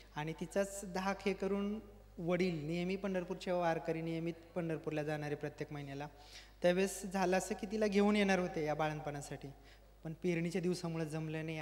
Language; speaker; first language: Marathi; native; Marathi